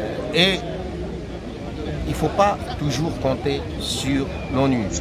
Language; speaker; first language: French; non-native, local second language; Arabic